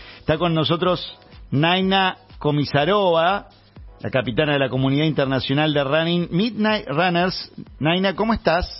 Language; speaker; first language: Spanish; native; Spanish